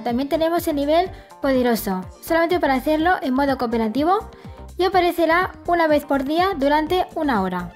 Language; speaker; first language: Spanish; native; Spanish